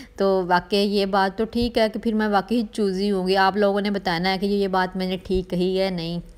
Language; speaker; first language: Urdu; non-native, local second language; Punjabi